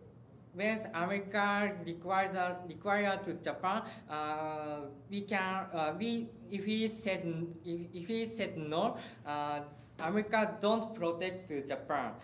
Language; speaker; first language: English; non-native, learner; Japanese